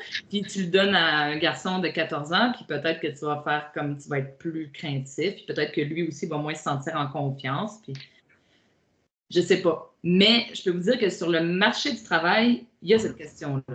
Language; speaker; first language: French; native; French